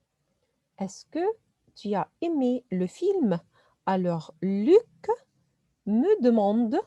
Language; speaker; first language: French; non-native, fluent; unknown